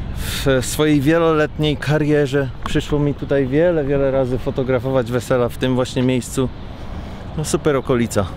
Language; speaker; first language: Polish; native; Polish